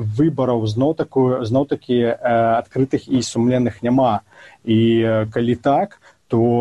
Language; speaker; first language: Belarusian; native; Belarusian